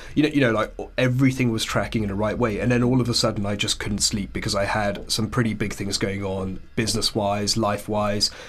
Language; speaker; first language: English; early bilingual, other home language; Hindi